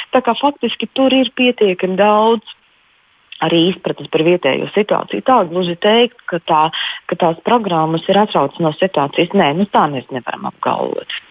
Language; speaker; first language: Latvian; native; Latvian